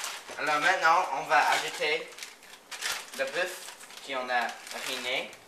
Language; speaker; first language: French; non-native, learner; English